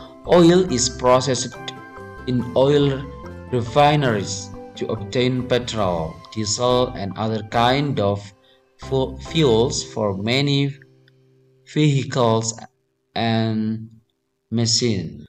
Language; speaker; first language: English; non-native, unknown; Indonesian